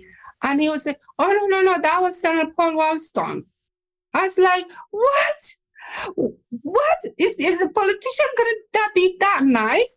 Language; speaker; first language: English; non-native, fluent; Somali